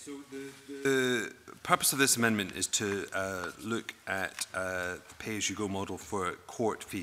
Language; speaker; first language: English; native; English